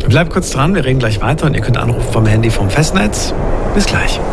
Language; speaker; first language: German; native; German